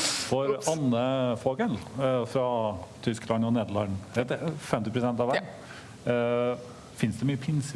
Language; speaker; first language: Norwegian; native; Norwegian